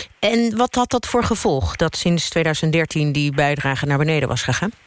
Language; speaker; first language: Dutch; native; Dutch